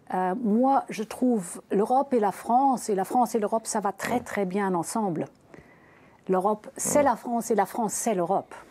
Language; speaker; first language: French; non-native, fluent; German